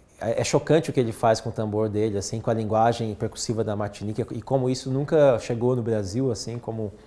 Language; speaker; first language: Portuguese; native; Portuguese